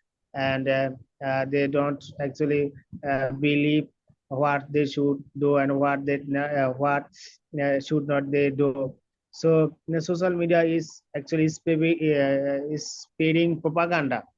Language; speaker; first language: English; non-native, learner; Bangla